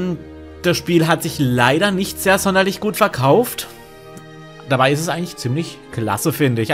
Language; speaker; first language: German; native; German